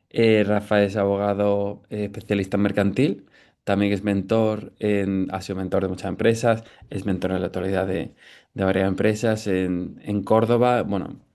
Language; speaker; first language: Spanish; native; Spanish